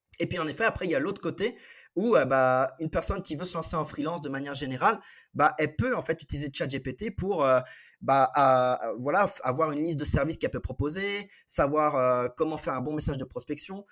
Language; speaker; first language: French; native; French